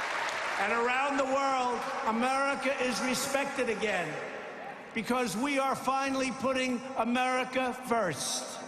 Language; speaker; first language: English; native; English